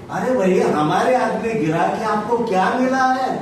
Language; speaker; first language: Hindi; non-native, local second language; Marathi